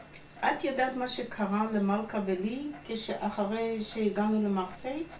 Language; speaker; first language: Hebrew; non-native, fluent; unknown